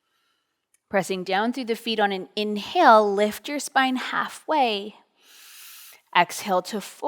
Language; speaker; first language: English; native; English